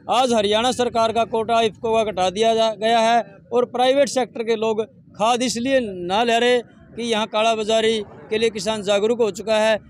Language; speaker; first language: Hindi; native; Hindi